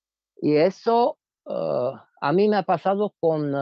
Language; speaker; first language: Spanish; non-native, fluent; Romanian